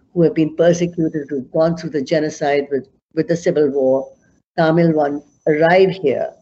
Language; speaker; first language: English; non-native, local second language; Punjabi